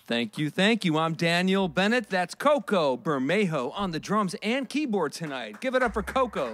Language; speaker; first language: English; native; English